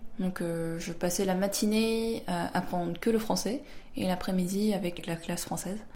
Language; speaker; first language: French; early bilingual, other home language; Korean